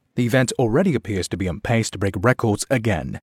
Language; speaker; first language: English; non-native, fluent; Chinese